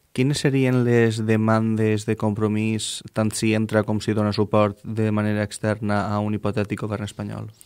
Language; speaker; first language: Catalan; native; Catalan